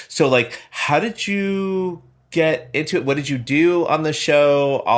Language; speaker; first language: English; native; English